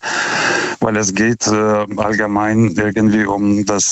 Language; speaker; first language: German; non-native, fluent; Lithuanian